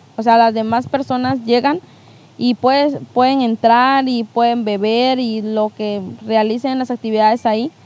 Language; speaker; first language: Spanish; native; Spanish